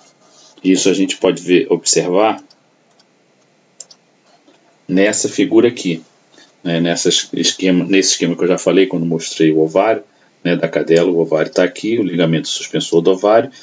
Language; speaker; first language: Portuguese; native; Portuguese